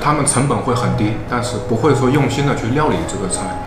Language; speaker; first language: Chinese; native; Chinese